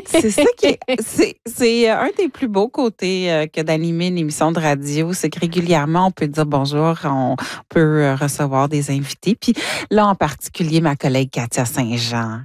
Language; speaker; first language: French; native; French